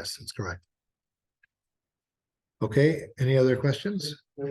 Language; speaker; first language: English; native; English